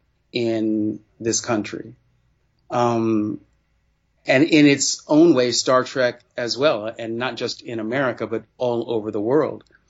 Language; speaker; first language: English; native; English